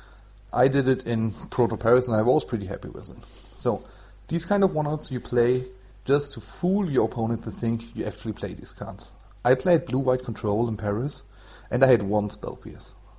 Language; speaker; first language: English; non-native, fluent; German